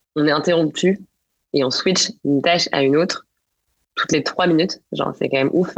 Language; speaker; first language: French; native; French